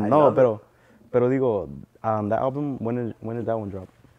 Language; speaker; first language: English; native; English